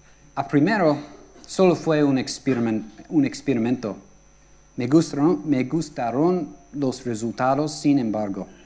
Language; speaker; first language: Spanish; non-native, fluent; English